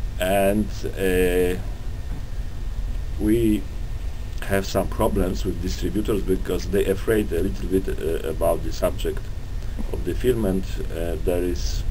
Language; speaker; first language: English; non-native, learner; Polish